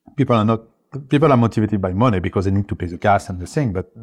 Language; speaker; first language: English; non-native, fluent; French